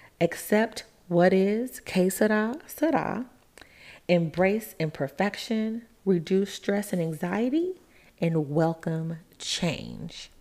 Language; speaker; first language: English; native; English